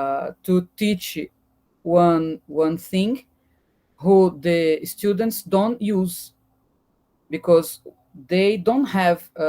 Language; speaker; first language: English; non-native, learner; Portuguese